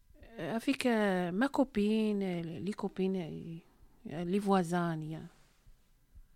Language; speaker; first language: French; non-native, learner; Arabic